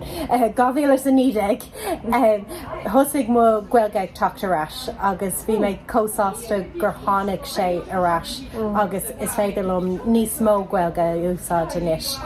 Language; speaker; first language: Irish; non-native, local second language; English